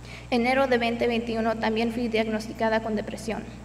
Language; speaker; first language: Spanish; early bilingual, other home language; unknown